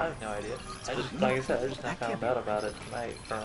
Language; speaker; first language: English; native; English